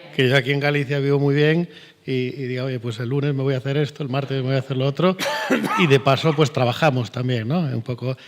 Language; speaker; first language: Spanish; native; Spanish